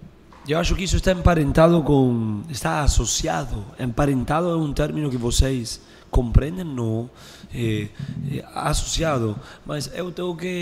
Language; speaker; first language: Portuguese; non-native, learner; Spanish